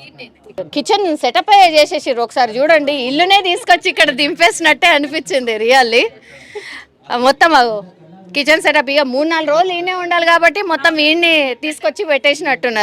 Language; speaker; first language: Telugu; native; Telugu